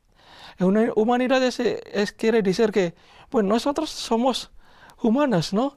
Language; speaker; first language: Spanish; non-native, learner; Indonesian